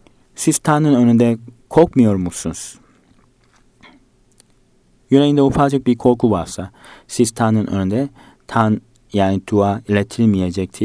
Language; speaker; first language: Turkish; non-native, fluent; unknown